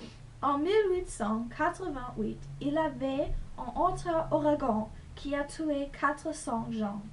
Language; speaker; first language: French; non-native, learner; English